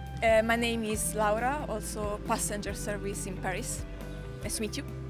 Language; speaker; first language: English; non-native, fluent; French